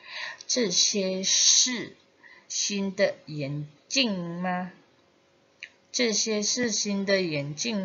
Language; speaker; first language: Chinese; non-native, fluent; Indonesian